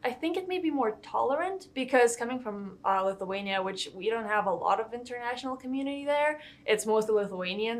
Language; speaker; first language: English; non-native, fluent; Lithuanian